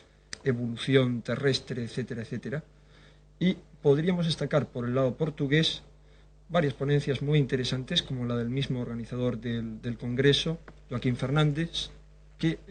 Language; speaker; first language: Spanish; native; Spanish